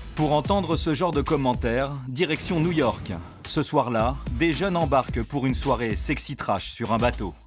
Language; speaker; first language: French; native; French